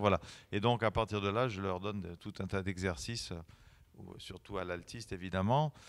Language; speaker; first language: French; native; French